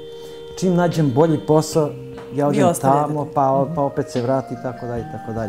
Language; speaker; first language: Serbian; early bilingual, other home language; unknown